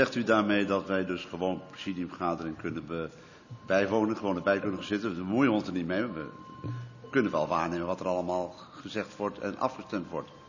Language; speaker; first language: Dutch; native; Dutch